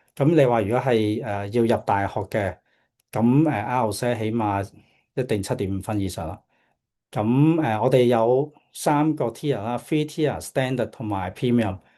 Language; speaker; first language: Cantonese; native; Cantonese